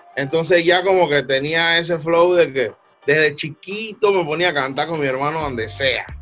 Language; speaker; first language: Spanish; native; Spanish